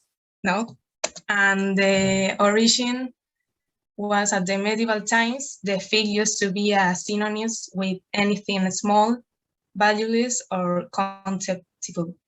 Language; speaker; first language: English; non-native, learner; Spanish